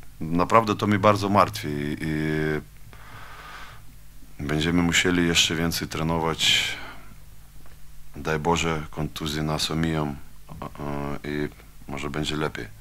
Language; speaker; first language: Polish; non-native, fluent; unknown